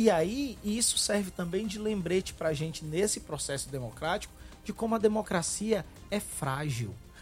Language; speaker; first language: Portuguese; native; Portuguese